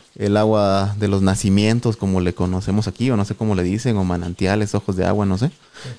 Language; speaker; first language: Spanish; native; Spanish